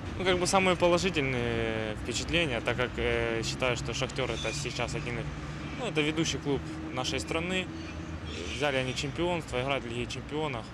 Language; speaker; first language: Russian; native; Russian